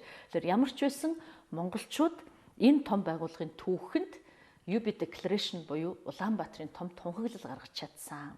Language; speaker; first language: Mongolian; native; Mongolian